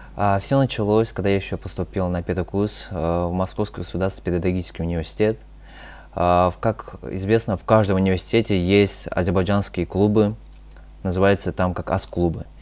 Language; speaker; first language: Russian; early bilingual, other home language; Azerbaijani